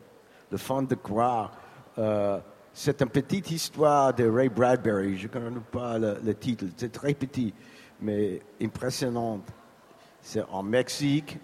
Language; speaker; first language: French; non-native, learner; English